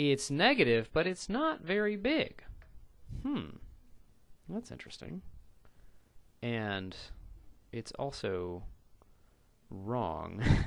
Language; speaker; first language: English; native; English